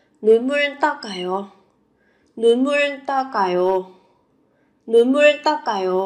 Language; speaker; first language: Korean; non-native, fluent; Vietnamese